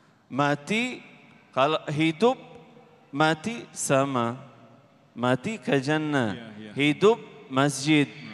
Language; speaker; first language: Indonesian; non-native, learner; Arabic